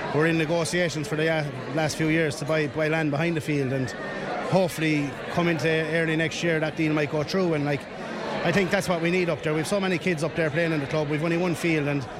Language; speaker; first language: English; native; English